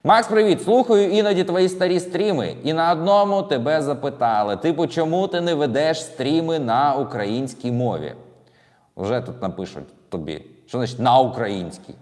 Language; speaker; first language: Ukrainian; non-native, local second language; Russian